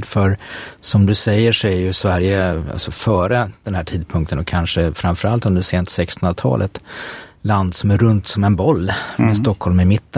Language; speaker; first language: Swedish; native; Swedish